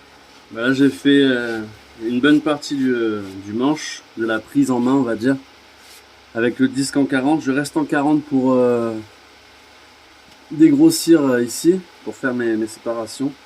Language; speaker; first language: French; native; French